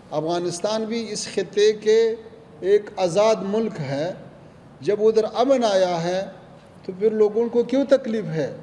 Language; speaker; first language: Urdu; non-native, fluent; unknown